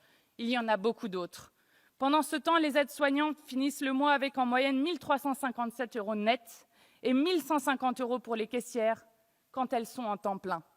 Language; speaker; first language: French; native; French